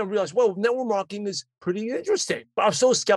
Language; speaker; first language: English; early bilingual, other home language; Cantonese